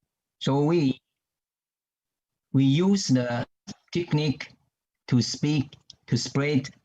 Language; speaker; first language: English; non-native, learner; Chinese